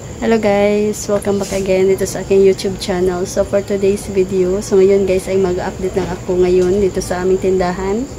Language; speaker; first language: Filipino; non-native, local second language; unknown